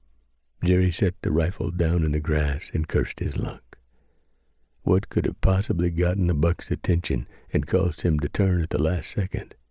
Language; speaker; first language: English; native; English